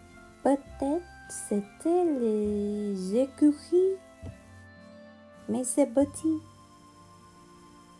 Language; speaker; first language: French; non-native, learner; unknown